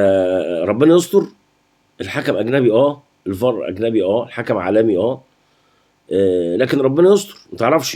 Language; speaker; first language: Arabic; native; Arabic